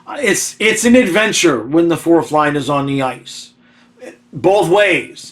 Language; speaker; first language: English; native; English